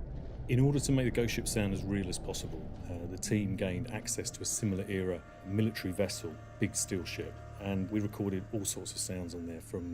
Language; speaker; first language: English; native; English